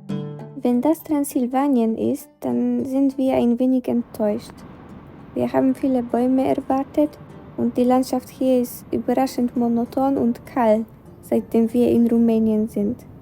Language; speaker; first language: German; non-native, fluent; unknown